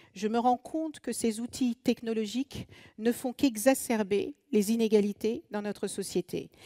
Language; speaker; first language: French; native; French